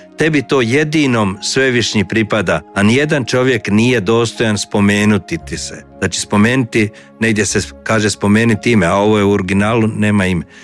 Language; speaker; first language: Croatian; native; Croatian